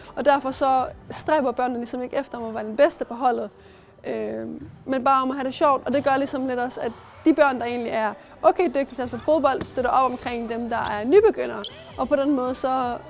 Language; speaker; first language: Danish; early bilingual, other home language; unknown